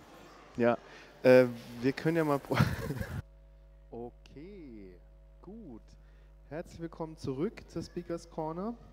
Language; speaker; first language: German; native; German